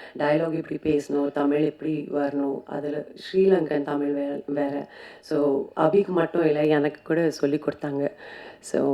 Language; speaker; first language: Tamil; non-native, fluent; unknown